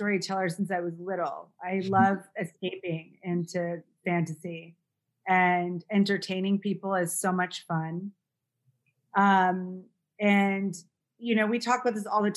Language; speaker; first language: English; native; English